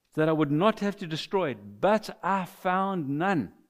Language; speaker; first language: English; non-native, fluent; French